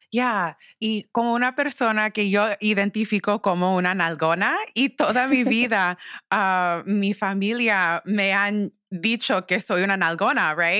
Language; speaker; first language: Spanish; early bilingual, heritage; English